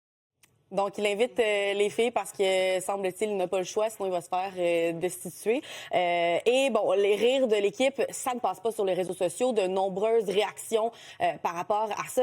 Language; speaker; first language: French; native; French